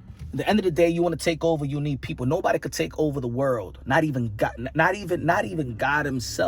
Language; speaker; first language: English; native; English